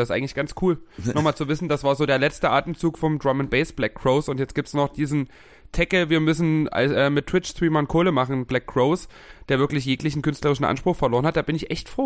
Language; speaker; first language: German; native; German